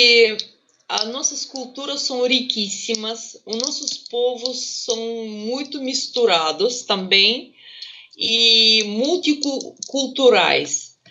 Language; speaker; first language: Portuguese; non-native, fluent; Russian